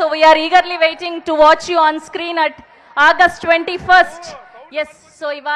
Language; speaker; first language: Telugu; native; Telugu